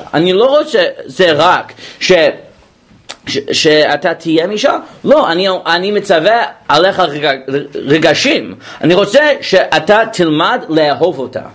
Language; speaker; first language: Hebrew; non-native, fluent; English